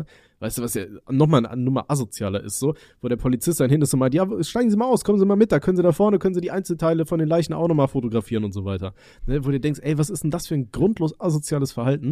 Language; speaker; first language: German; native; German